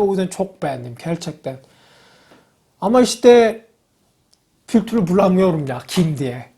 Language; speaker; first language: Turkish; non-native, fluent; Korean